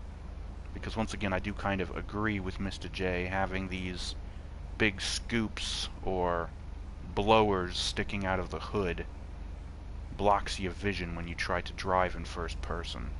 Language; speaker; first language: English; native; English